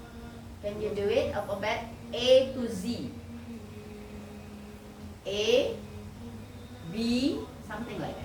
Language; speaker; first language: English; non-native, fluent; Indonesian